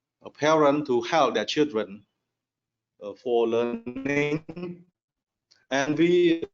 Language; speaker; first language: English; non-native, learner; Khmer